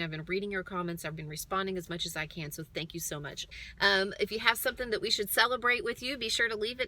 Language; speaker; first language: English; native; English